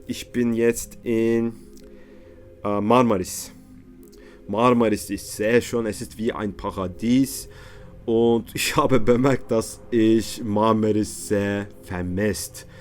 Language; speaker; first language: German; non-native, learner; Turkish